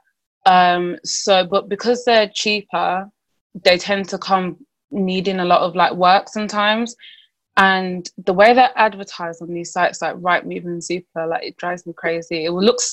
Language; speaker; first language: English; native; English